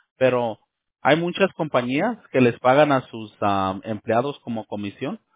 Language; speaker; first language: Spanish; early bilingual, heritage; Spanish